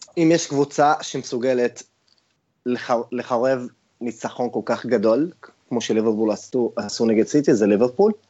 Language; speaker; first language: Hebrew; non-native, local second language; Arabic